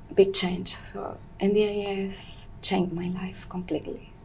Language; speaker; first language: English; non-native, learner; Spanish